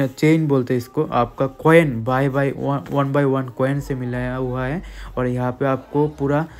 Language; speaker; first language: Hindi; non-native, local second language; Bangla